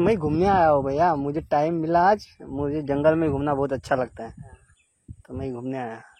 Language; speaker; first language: Hindi; non-native, local second language; Marathi